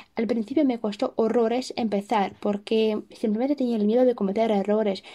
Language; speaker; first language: Spanish; non-native, fluent; Russian